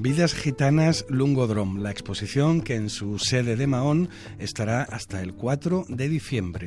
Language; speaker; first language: Spanish; native; Spanish